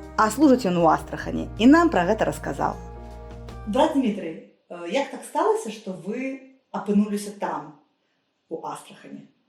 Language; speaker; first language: Belarusian; native; Belarusian